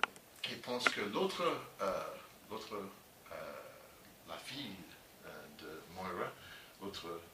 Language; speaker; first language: French; non-native, learner; English